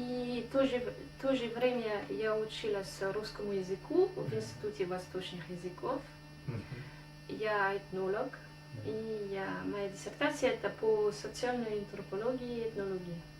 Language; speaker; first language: Russian; non-native, fluent; French